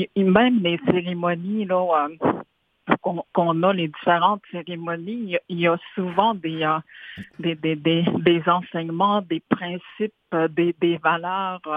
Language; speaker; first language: French; non-native, local second language; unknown